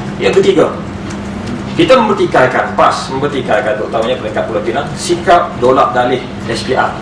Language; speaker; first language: Malay; native; Malay